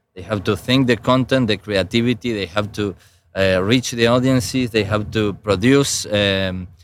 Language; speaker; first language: English; non-native, fluent; Spanish